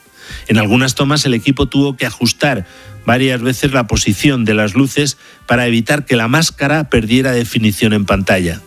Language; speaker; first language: Spanish; native; Spanish